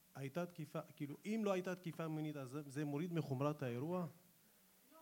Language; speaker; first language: Hebrew; non-native, local second language; Arabic